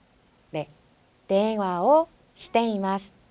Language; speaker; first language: Japanese; non-native, fluent; Korean